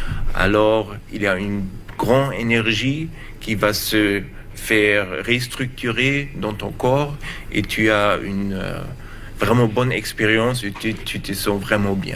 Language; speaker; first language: French; non-native, learner; German